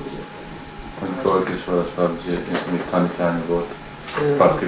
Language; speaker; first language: Hungarian; early bilingual, heritage; Hungarian